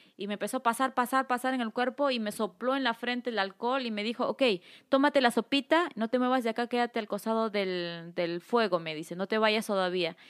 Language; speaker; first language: Spanish; native; Spanish